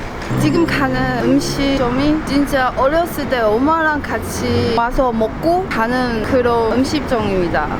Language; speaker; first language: Korean; non-native, fluent; Chinese